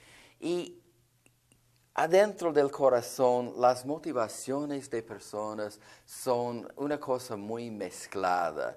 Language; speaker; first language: Spanish; non-native, fluent; English